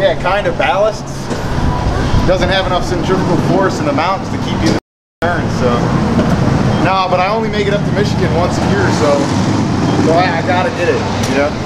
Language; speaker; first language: English; native; English